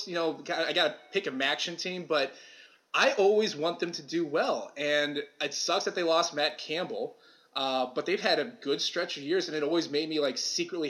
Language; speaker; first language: English; native; English